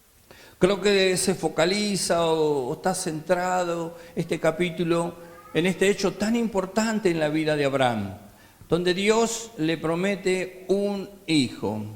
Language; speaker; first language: Spanish; native; Spanish